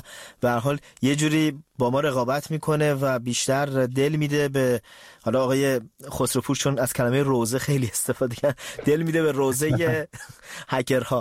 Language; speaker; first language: Persian; native; Persian